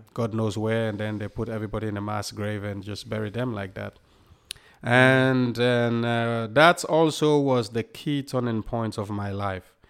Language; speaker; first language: English; non-native, local second language; Krio